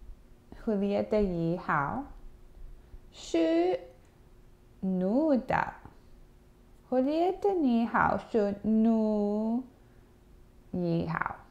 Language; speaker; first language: Chinese; non-native, learner; English